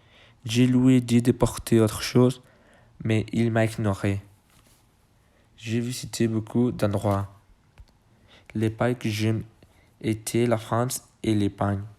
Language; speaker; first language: French; non-native, learner; Spanish